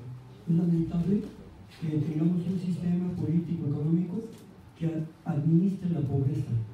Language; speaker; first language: Spanish; native; Spanish